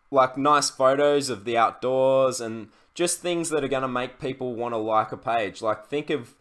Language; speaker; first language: English; native; English